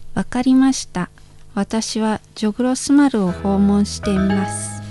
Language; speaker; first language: Japanese; non-native, learner; Indonesian